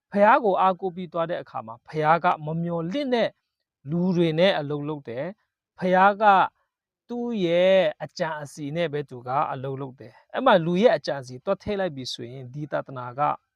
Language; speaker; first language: Burmese; non-native, local second language; Kachin